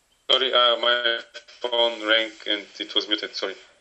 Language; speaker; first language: English; non-native, fluent; Bulgarian